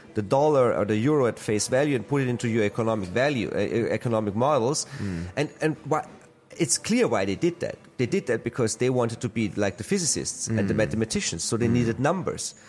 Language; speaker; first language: English; non-native, fluent; German